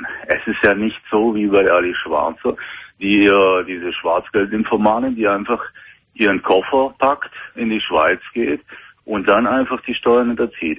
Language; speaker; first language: German; native; German